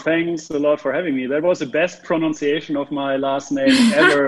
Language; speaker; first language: English; non-native, fluent; German